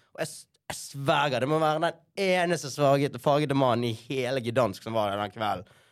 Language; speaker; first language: Norwegian; early bilingual, other home language; Sinhala